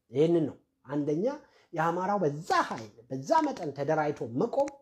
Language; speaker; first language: Amharic; native; Amharic